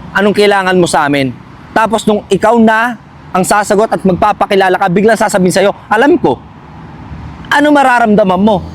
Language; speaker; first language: Filipino; native; Filipino